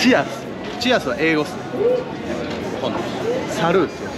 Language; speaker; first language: Japanese; native; Japanese